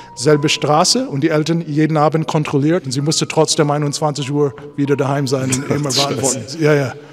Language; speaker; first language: German; non-native, fluent; English